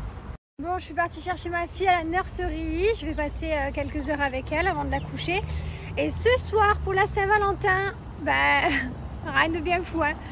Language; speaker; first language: French; native; French